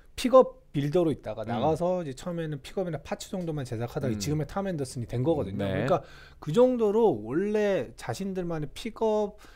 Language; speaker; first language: Korean; native; Korean